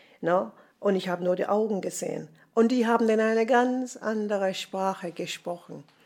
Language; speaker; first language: German; non-native, fluent; English